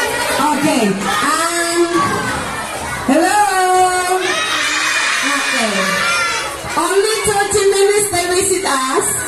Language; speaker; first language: English; non-native, learner; Indonesian